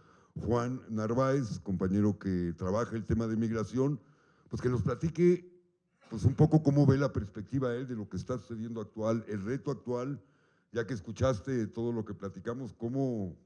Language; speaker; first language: Spanish; native; Spanish